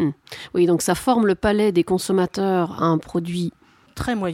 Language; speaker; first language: French; native; French